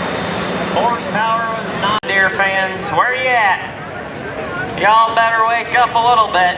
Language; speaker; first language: English; native; English